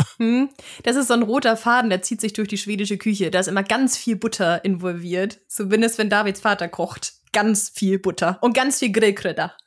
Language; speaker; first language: German; native; German